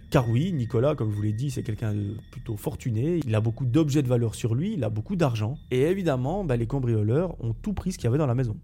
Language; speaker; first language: French; native; French